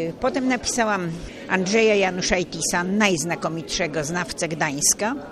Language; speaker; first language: Polish; native; Polish